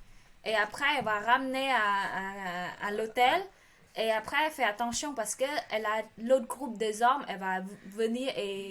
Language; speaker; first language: French; non-native, learner; Khmer